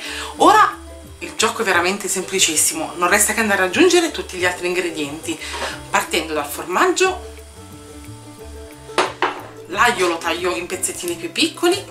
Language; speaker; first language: Italian; native; Italian